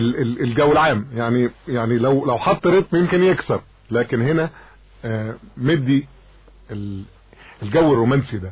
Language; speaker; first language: Arabic; native; Arabic